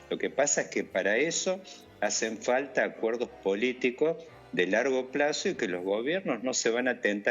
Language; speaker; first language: Spanish; native; Spanish